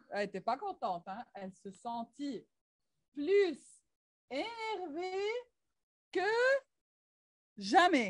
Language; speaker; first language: French; non-native, local second language; Arabic